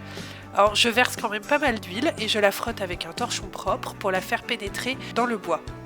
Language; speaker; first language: French; native; French